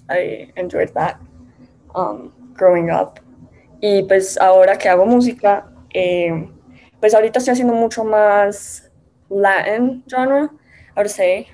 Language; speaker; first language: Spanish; native; Spanish